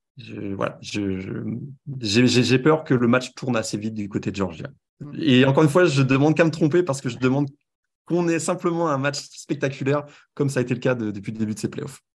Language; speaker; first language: French; native; French